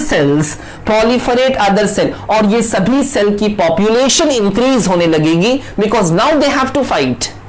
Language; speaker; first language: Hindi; native; Hindi